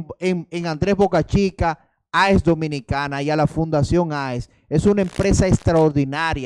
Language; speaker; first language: Spanish; native; Spanish